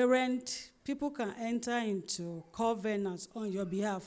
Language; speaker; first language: English; non-native, local second language; Yoruba